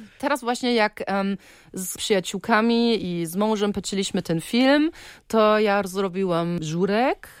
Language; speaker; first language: Polish; early bilingual, heritage; Polish